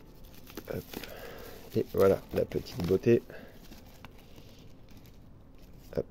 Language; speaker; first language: French; native; French